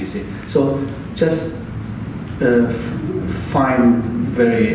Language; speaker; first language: English; non-native, fluent; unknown